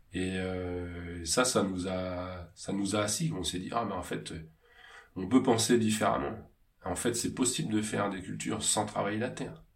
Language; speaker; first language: French; native; French